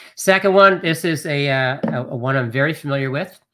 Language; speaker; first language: English; native; English